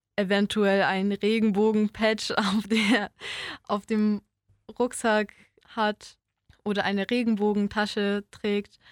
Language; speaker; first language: German; early bilingual, other home language; Polish